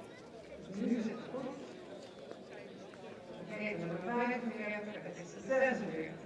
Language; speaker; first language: Dutch; native; Dutch